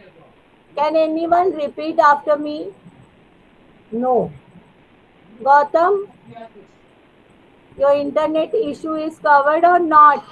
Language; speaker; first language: English; non-native, learner; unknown